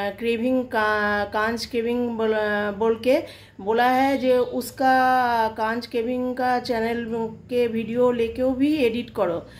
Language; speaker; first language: Hindi; non-native, local second language; Bangla